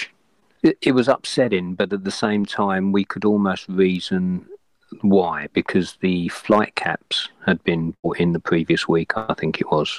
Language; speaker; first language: English; native; English